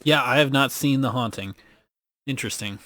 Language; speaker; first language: English; native; English